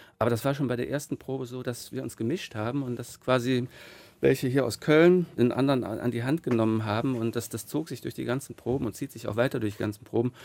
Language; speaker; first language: German; native; German